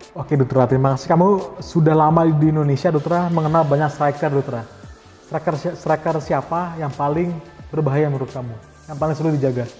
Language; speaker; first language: Indonesian; native; Indonesian